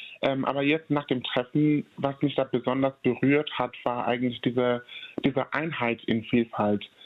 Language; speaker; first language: German; non-native, fluent; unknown